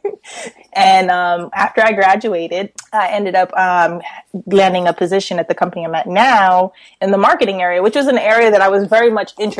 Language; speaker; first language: English; native; English